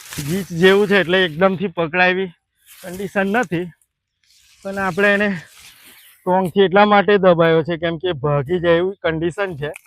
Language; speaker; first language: Gujarati; non-native, local second language; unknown